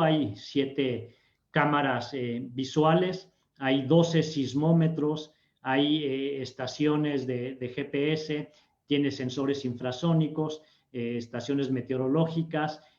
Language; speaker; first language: Spanish; native; Spanish